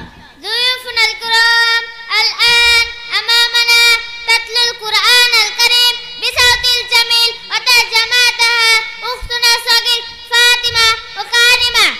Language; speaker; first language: Arabic; non-native, learner; Bangla